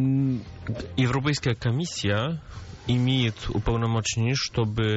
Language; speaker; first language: Ukrainian; non-native, learner; Polish